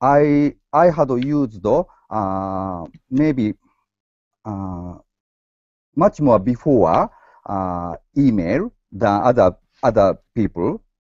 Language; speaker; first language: English; non-native, learner; Japanese